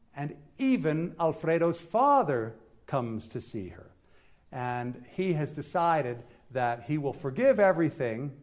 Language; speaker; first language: English; native; English